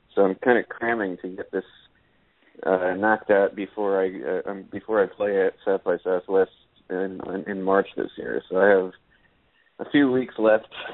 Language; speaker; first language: English; native; English